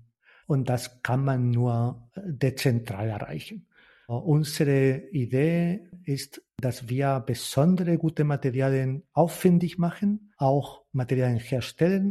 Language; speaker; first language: German; non-native, fluent; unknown